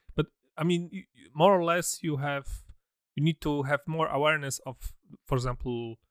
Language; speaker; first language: English; non-native, fluent; Polish